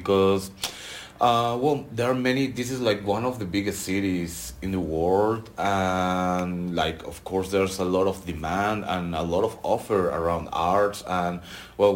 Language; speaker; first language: English; non-native, fluent; Spanish